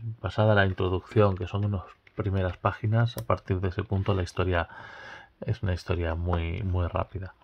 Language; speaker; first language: Spanish; native; Spanish